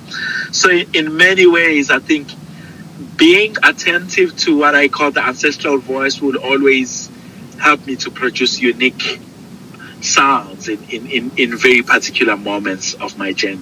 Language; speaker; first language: English; non-native, local second language; Zulu